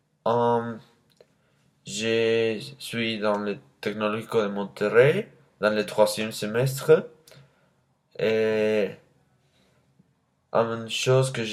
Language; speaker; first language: French; non-native, learner; Spanish